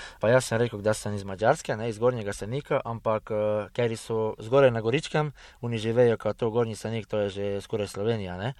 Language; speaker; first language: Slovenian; early bilingual, heritage; Hungarian